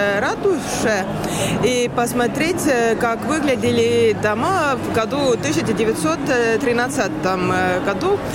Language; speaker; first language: Russian; non-native, learner; Estonian